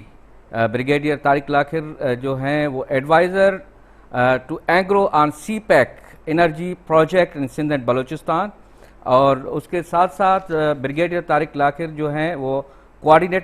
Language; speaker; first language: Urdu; non-native, local second language; Sindhi